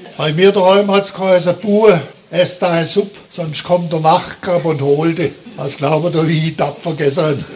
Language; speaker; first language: German; native; German